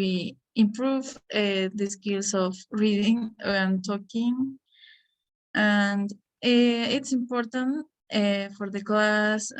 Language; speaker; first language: English; non-native, learner; Spanish